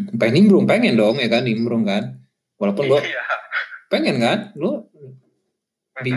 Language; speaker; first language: Indonesian; native; Indonesian